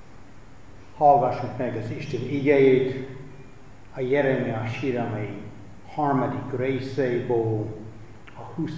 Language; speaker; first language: Hungarian; non-native, fluent; English